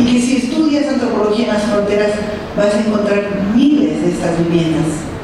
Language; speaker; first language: Spanish; early bilingual, heritage; Spanish